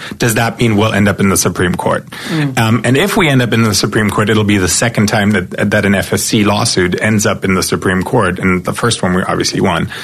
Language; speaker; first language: English; non-native, fluent; German